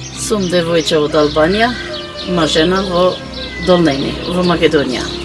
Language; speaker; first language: Macedonian; non-native, fluent; Albanian